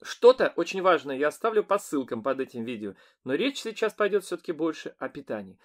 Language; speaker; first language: Russian; native; Russian